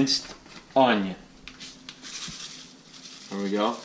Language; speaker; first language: English; native; English